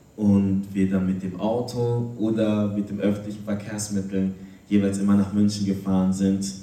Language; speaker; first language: German; early bilingual, other home language; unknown